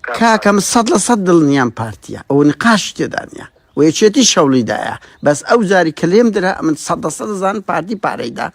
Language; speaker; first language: Central Kurdish; native; Central Kurdish